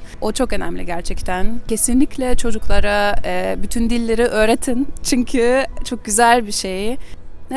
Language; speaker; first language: Turkish; early bilingual, heritage; German